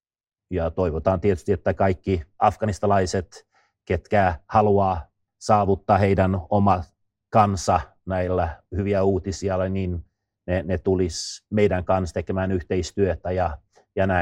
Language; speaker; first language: Finnish; non-native, fluent; Swedish